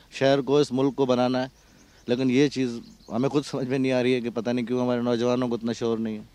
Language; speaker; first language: Urdu; non-native, local second language; Sindhi